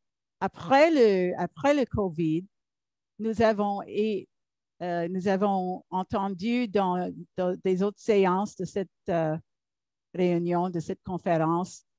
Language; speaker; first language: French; non-native, learner; English